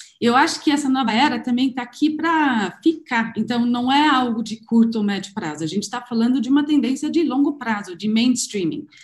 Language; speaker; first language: Portuguese; non-native, fluent; German